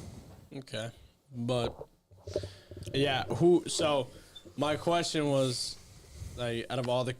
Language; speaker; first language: English; native; English